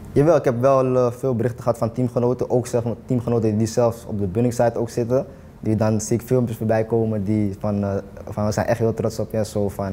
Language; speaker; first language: Dutch; native; Dutch